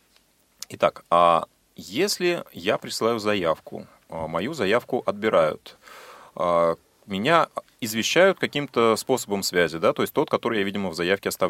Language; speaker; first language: Russian; native; Russian